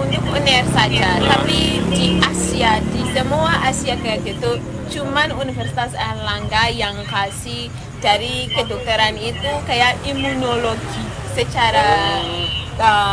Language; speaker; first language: Indonesian; non-native, fluent; Shona